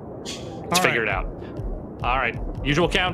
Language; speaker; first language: English; native; English